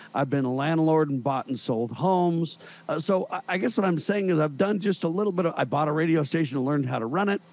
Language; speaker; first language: English; native; English